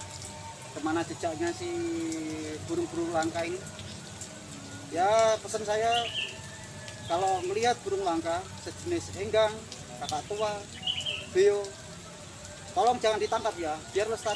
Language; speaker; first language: Indonesian; non-native, local second language; Javanese